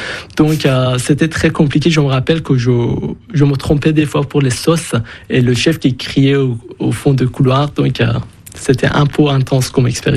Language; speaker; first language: French; non-native, fluent; Persian